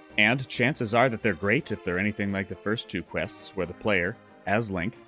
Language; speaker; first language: English; native; English